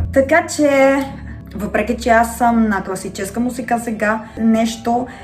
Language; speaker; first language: Bulgarian; non-native, learner; Spanish